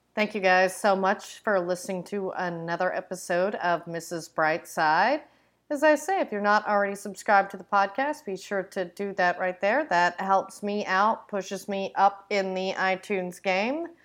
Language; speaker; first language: English; native; English